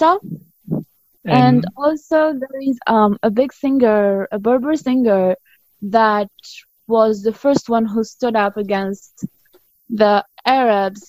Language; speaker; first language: English; non-native, fluent; Arabic